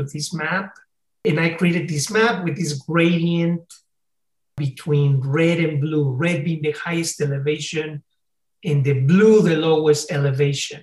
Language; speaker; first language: English; non-native, fluent; Spanish